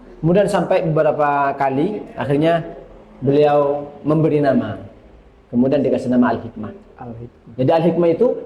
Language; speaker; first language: Indonesian; non-native, local second language; Madurese